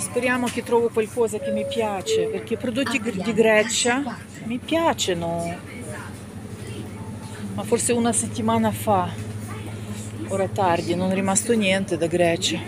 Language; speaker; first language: Italian; non-native, fluent; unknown